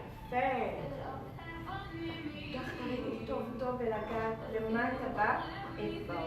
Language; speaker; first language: Hebrew; native; Hebrew